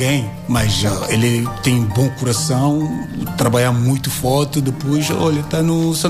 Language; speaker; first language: Portuguese; non-native, learner; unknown